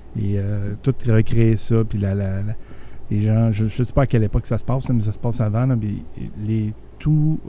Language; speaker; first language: French; native; French